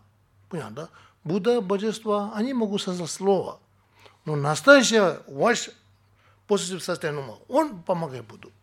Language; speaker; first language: Russian; non-native, learner; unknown